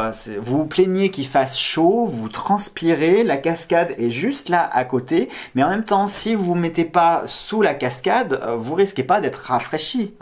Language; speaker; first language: French; native; French